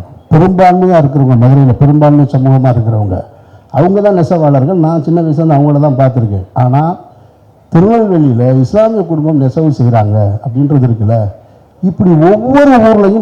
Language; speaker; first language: Tamil; native; Tamil